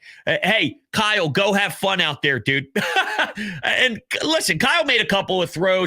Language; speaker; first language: English; native; English